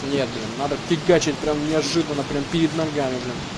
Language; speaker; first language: Russian; native; Russian